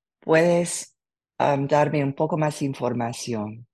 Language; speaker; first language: Spanish; non-native, learner; English